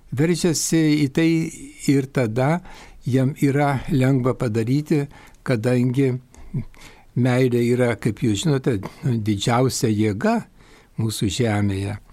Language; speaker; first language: Lithuanian; native; Lithuanian